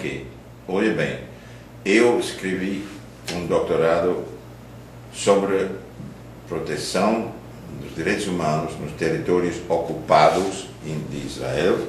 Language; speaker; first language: Portuguese; non-native, fluent; Dutch